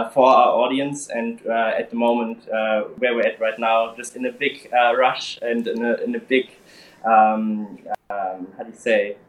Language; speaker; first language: English; early bilingual, other home language; German